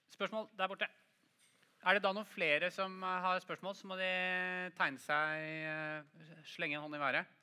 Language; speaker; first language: Norwegian; native; Norwegian